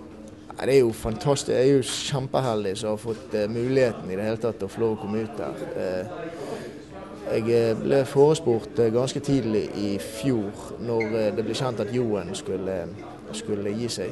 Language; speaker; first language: Norwegian; native; Norwegian